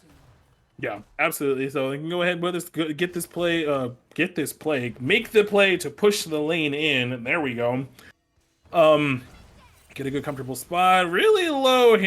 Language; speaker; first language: English; native; English